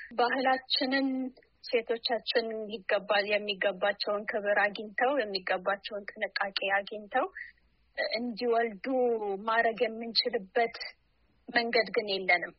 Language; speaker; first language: Amharic; non-native, local second language; Oromo